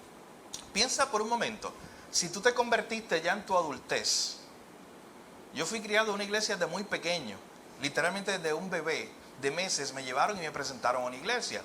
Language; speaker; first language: Spanish; native; Spanish